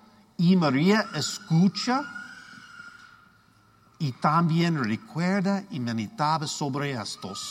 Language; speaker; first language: Spanish; non-native, learner; English